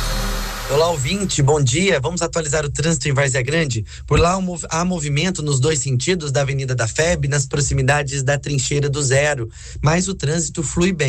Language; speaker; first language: Portuguese; native; Portuguese